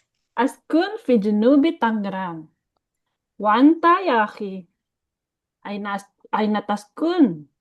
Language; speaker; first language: Arabic; non-native, learner; Indonesian